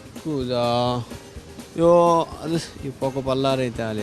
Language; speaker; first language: Italian; non-native, learner; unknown